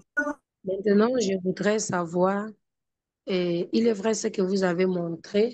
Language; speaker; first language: French; non-native, local second language; Spanish